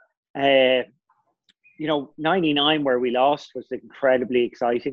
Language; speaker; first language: English; native; English